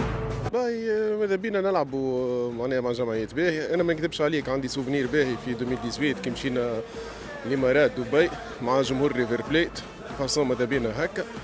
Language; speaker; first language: Arabic; native; Arabic